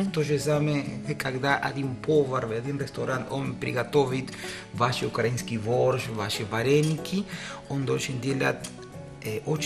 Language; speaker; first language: Russian; non-native, learner; Spanish